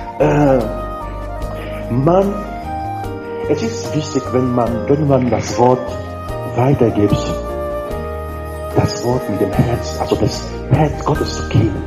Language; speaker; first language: German; non-native, learner; French